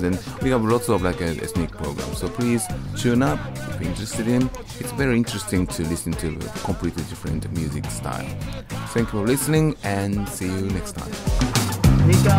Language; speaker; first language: English; non-native, fluent; Japanese